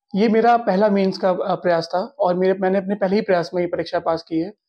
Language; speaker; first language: Hindi; native; Hindi